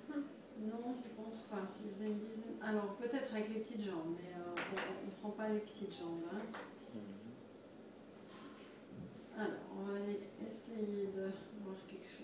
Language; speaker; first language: French; native; French